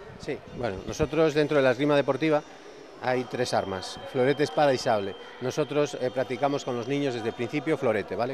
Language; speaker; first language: Spanish; native; Spanish